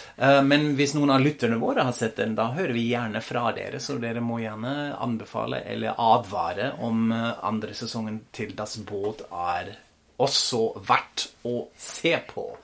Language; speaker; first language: Norwegian; non-native, fluent; German